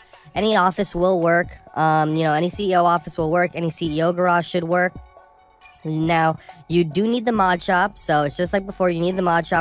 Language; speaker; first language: English; native; English